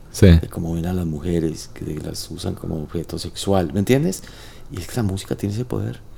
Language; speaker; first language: Spanish; native; Spanish